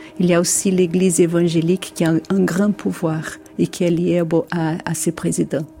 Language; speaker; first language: French; non-native, fluent; Portuguese